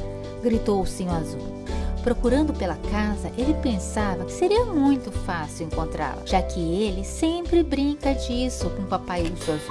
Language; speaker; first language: Portuguese; native; Portuguese